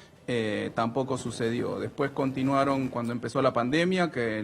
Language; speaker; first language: Spanish; native; Spanish